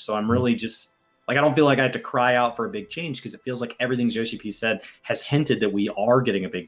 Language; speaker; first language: English; native; English